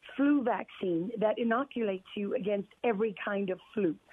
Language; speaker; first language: English; native; English